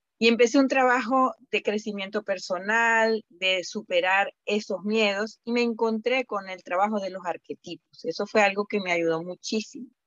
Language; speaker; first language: Spanish; native; Spanish